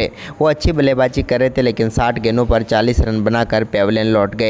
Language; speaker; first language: Hindi; native; Hindi